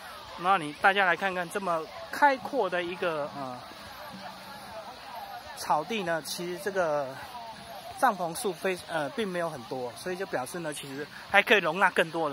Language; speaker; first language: Chinese; native; Chinese